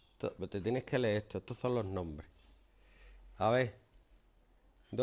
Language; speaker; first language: Spanish; native; Spanish